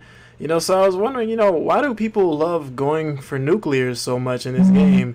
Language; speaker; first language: English; native; English